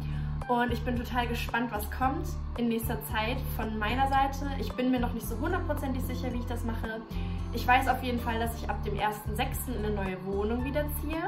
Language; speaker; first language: German; native; German